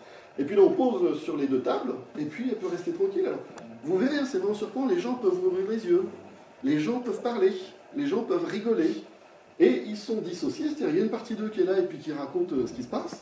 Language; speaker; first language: French; native; French